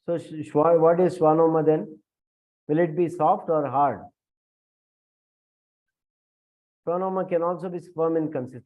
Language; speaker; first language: English; non-native, local second language; Kannada